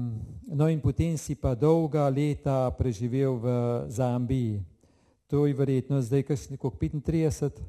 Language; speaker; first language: Slovenian; native; Slovenian